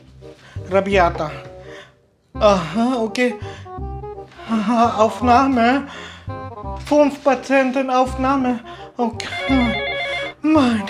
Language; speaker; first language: German; non-native, learner; Filipino